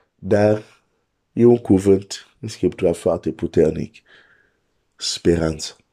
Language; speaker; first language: Romanian; non-native, fluent; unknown